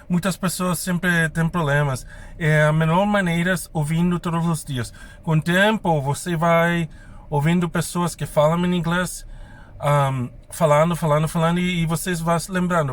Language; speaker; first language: Portuguese; non-native, fluent; English